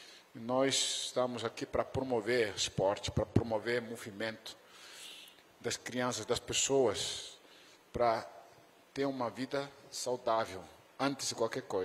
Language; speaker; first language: Portuguese; non-native, fluent; Dutch